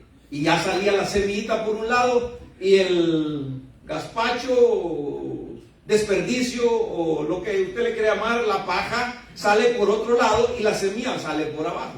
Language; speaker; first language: Spanish; native; Spanish